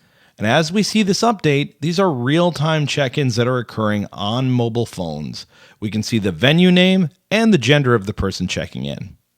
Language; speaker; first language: English; native; English